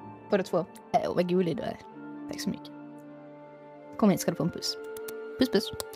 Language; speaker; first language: Swedish; native; Swedish